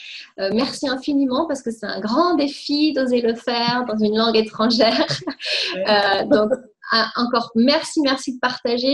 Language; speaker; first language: French; native; French